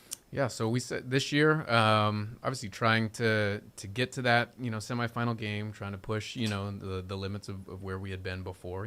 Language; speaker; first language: English; native; English